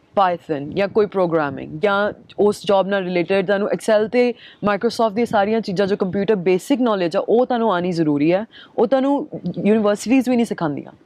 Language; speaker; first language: Punjabi; early bilingual, heritage; Punjabi